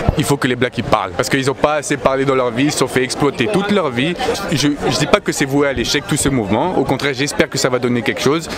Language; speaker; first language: French; native; French